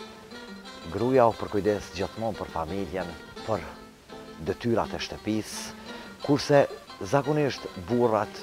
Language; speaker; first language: Albanian; native; Albanian